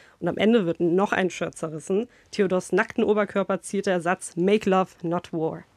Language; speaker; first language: German; early bilingual, other home language; Bosnian